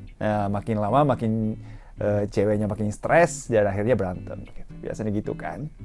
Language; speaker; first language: Indonesian; non-native, fluent; Japanese